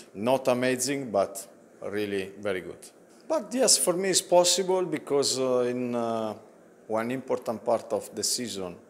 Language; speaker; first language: English; non-native, learner; Italian